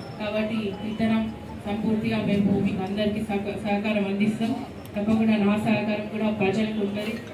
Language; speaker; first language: Telugu; native; Telugu